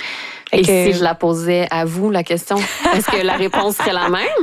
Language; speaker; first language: French; native; French